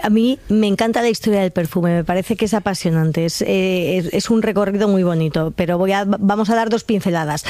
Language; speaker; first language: Spanish; native; Spanish